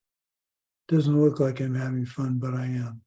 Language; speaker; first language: English; native; English